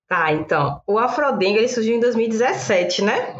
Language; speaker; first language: Portuguese; native; Portuguese